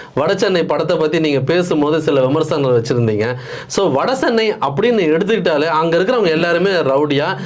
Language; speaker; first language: Tamil; native; Tamil